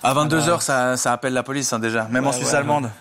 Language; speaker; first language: French; native; French